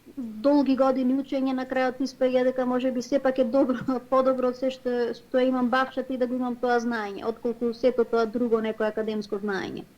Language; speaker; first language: Macedonian; native; Macedonian